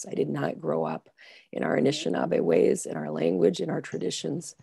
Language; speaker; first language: English; native; English